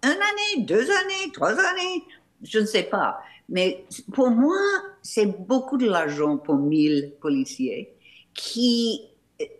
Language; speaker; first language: French; non-native, fluent; English